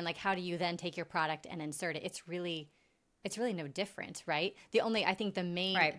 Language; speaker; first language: English; native; English